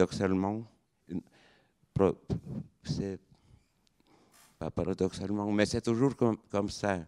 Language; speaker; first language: French; non-native, fluent; Lithuanian